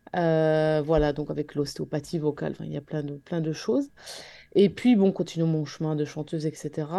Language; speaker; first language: French; native; French